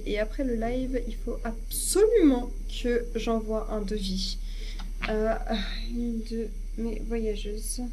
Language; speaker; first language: French; native; French